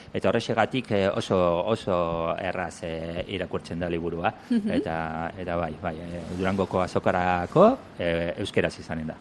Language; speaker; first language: Basque; non-native, local second language; Spanish